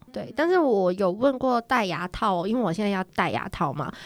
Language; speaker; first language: Chinese; non-native, fluent; Cantonese